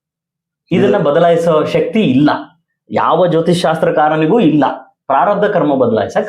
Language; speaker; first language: Kannada; native; Kannada